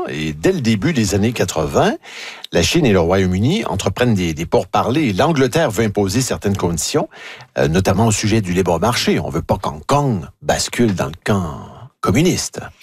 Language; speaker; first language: French; native; French